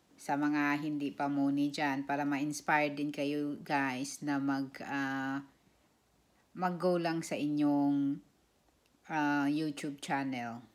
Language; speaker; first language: Filipino; non-native, local second language; Cebuano